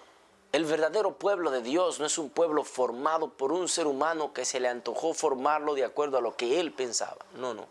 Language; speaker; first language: Spanish; native; Spanish